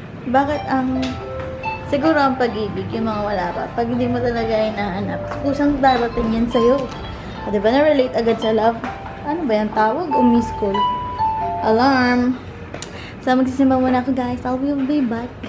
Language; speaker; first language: Filipino; native; Filipino